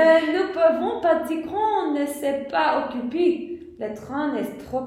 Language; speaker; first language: French; non-native, learner; English